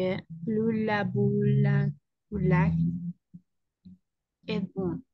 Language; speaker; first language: French; non-native, learner; Spanish